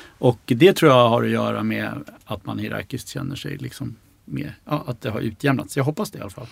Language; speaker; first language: Swedish; native; Swedish